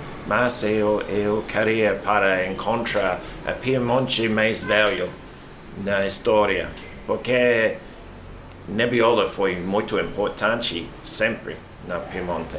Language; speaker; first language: Portuguese; non-native, learner; English